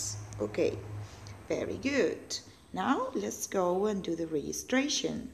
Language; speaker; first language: English; non-native, learner; Spanish